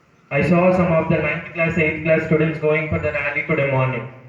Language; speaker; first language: English; non-native, local second language; Telugu